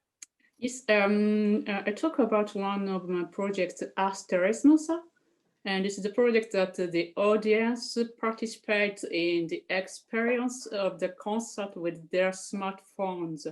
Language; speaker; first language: English; non-native, fluent; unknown